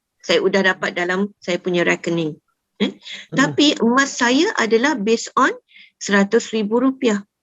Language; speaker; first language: Malay; native; Malay